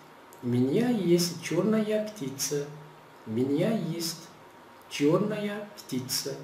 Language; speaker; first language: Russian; non-native, learner; Portuguese